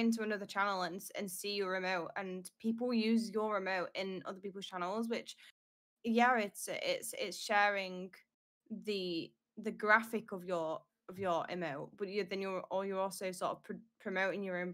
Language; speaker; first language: English; native; English